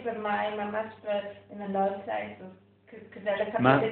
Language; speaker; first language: Hebrew; non-native, learner; English